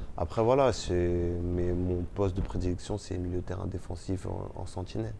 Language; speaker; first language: French; early bilingual, other home language; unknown